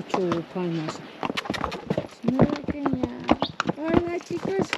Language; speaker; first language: Spanish; non-native, learner; Turkish